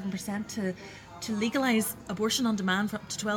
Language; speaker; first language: English; native; English